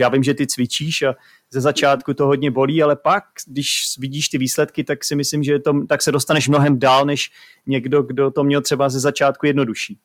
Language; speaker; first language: Czech; native; Czech